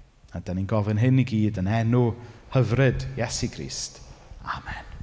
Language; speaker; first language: Welsh; native; Welsh